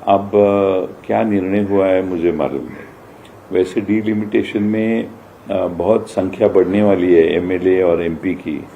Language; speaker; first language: Hindi; non-native, local second language; Marathi